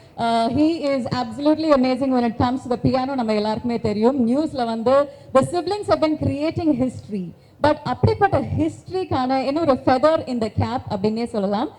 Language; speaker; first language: English; non-native, local second language; Tamil